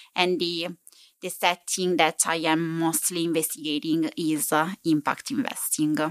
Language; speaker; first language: English; non-native, fluent; Italian